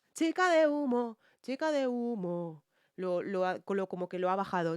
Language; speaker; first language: Spanish; native; Spanish